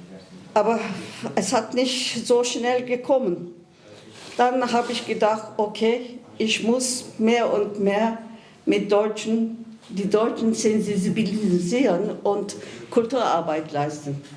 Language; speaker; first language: German; non-native, fluent; Kurdish